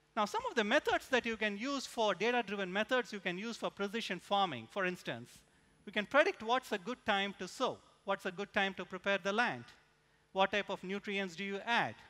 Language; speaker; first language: English; non-native, local second language; Tamil